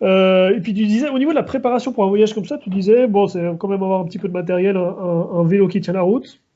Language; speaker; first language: French; native; French